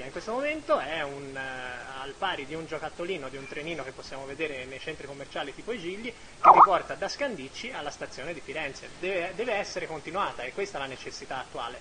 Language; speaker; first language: Italian; native; Italian